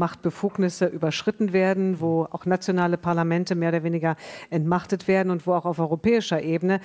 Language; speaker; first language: German; native; German